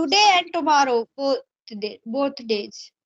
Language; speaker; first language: English; non-native, learner; Hindi